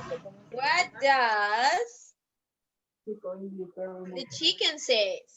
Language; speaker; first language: English; non-native, fluent; Spanish